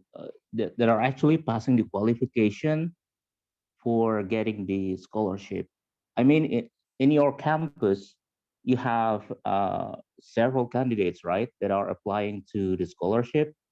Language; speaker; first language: English; non-native, fluent; Indonesian